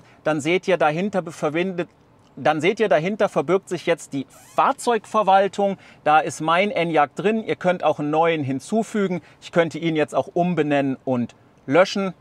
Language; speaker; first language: German; native; German